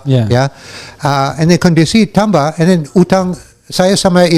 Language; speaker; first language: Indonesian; non-native, learner; English